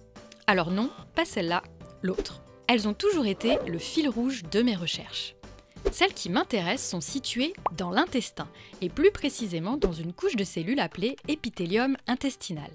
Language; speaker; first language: French; early bilingual, other home language; Arabic